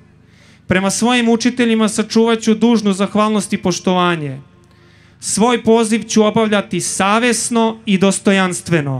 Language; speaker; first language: Serbian; native; Serbian